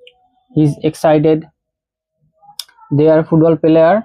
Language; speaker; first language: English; non-native, learner; Bangla